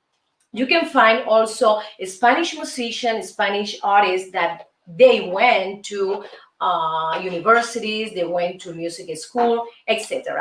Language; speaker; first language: English; non-native, fluent; Spanish